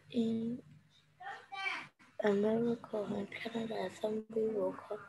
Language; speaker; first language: English; non-native, learner; Vietnamese